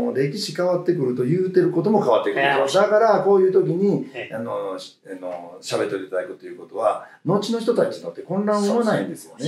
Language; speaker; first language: Japanese; native; Japanese